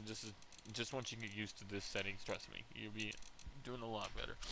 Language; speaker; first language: English; native; English